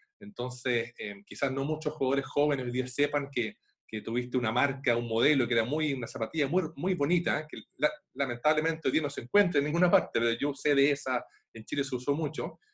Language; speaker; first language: Spanish; native; Spanish